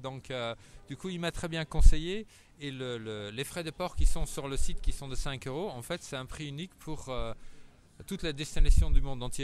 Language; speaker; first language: French; native; French